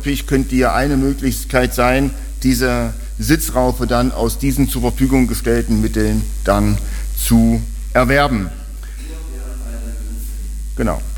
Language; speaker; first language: German; native; German